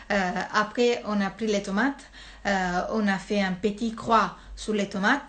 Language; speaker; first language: French; non-native, fluent; Italian